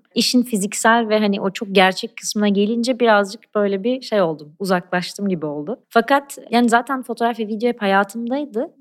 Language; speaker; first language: Turkish; non-native, local second language; Armenian